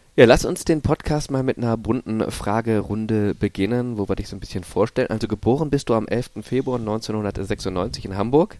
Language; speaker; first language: German; native; German